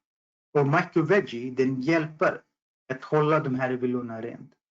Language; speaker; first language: Swedish; non-native, fluent; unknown